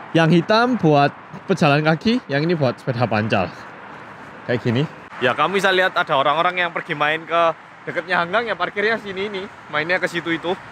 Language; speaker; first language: Indonesian; early bilingual, other home language; Korean